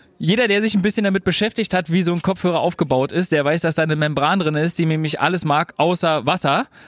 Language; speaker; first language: German; native; German